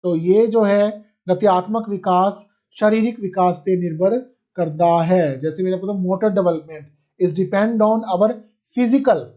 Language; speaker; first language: Hindi; non-native, local second language; Punjabi